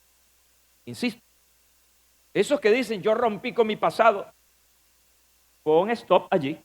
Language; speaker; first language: Spanish; native; Spanish